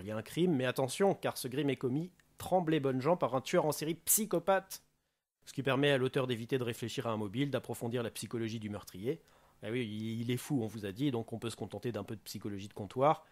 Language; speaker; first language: French; native; French